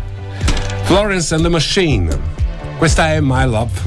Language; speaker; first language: Italian; native; Italian